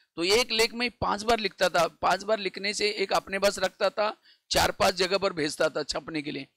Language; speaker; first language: Hindi; non-native, local second language; Marathi